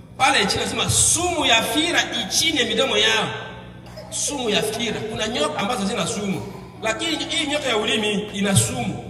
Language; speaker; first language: Swahili; non-native, local second language; Bembe